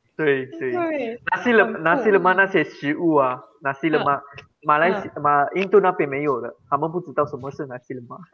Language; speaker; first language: Chinese; non-native, local second language; Tamil